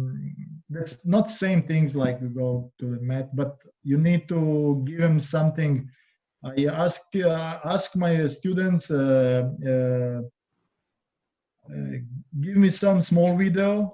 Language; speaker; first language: English; non-native, learner; Croatian